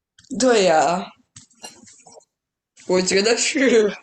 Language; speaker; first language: Chinese; early bilingual, other home language; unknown